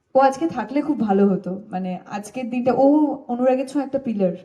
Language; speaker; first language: Bangla; native; Bangla